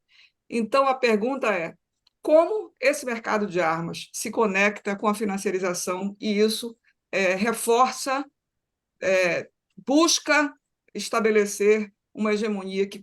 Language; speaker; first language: Portuguese; native; Portuguese